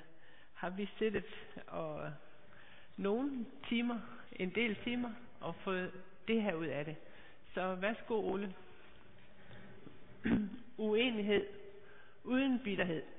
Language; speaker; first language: Danish; native; Danish